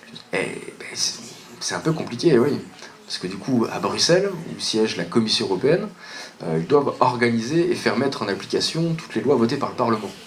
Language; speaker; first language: French; native; French